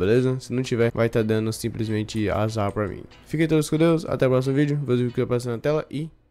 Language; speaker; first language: Portuguese; native; Portuguese